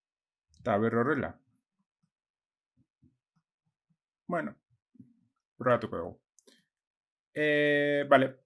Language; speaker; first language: Basque; non-native, local second language; Spanish